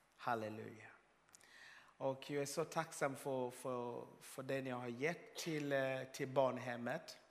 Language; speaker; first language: Swedish; non-native, fluent; Swahili